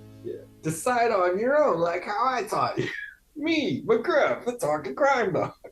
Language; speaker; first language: English; native; English